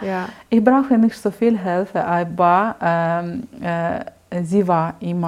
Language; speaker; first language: German; non-native, learner; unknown